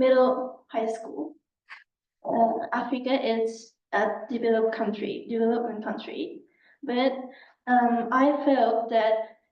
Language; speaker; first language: English; non-native, learner; Japanese